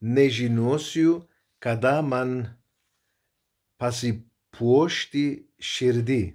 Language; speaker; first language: Lithuanian; non-native, learner; Turkish